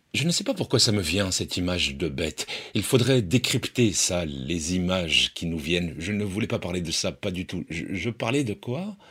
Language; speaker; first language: French; native; French